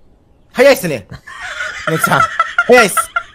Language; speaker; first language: Japanese; native; Japanese